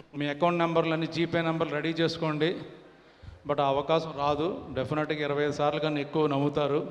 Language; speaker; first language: Telugu; native; Telugu